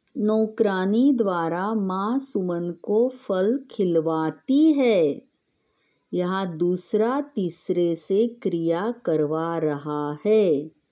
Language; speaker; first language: Hindi; non-native, local second language; Marathi